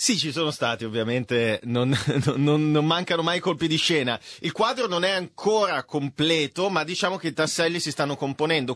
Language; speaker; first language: Italian; native; Italian